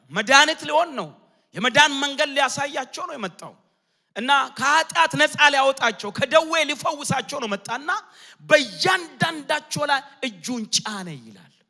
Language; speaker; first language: Amharic; non-native, local second language; Oromo